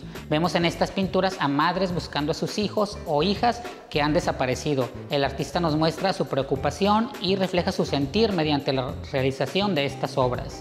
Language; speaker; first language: Spanish; native; Spanish